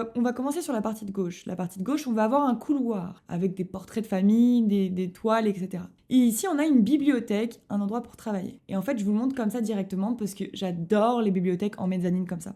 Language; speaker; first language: French; native; French